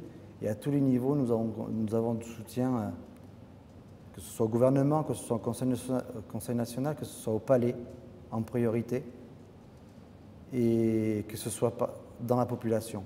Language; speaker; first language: French; native; French